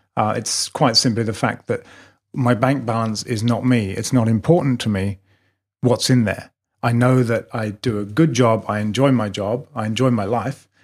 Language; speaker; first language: English; native; English